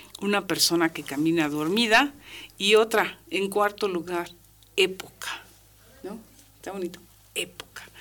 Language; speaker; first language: Spanish; native; Spanish